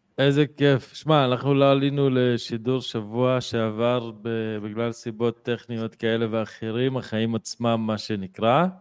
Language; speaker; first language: Hebrew; non-native, local second language; Arabic